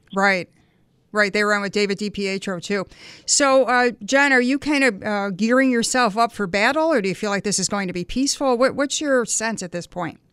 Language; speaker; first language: English; early bilingual, other home language; Italian